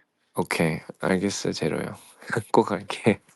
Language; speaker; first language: Korean; early bilingual, heritage; Korean